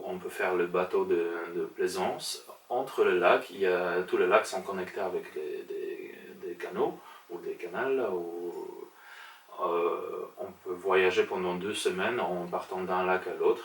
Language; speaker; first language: French; non-native, fluent; Polish